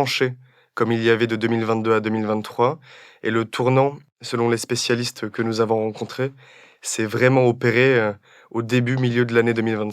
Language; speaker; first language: French; native; French